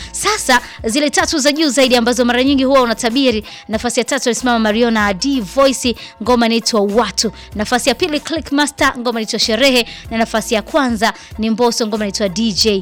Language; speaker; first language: Swahili; native; Swahili